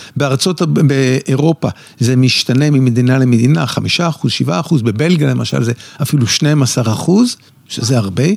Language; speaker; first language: Hebrew; native; Hebrew